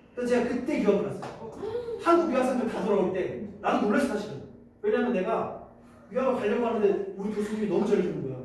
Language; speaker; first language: Korean; native; Korean